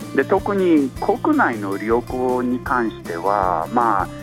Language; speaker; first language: Japanese; non-native, fluent; English